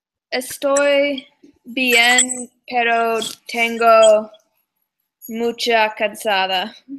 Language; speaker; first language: Spanish; non-native, learner; English